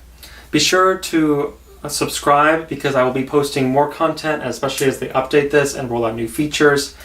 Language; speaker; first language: English; native; English